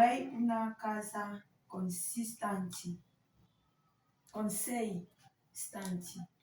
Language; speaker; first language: Italian; non-native, learner; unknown